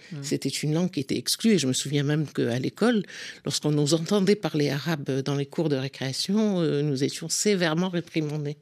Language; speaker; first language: French; non-native, local second language; Arabic